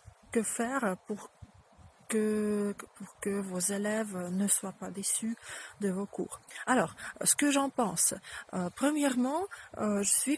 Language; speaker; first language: French; non-native, fluent; Russian